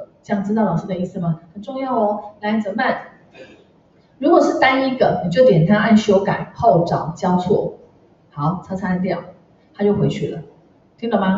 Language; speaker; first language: Chinese; native; Chinese